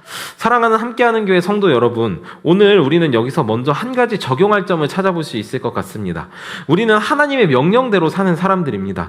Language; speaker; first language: Korean; native; Korean